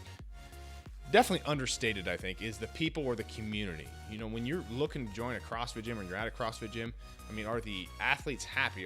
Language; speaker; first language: English; native; English